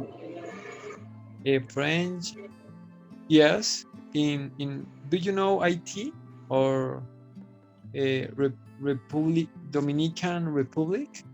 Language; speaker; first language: English; non-native, fluent; Spanish